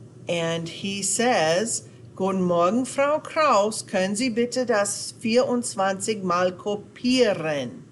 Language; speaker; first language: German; non-native, fluent; English